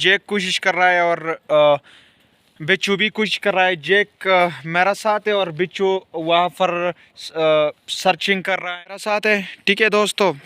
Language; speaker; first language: Hindi; non-native, local second language; Pashto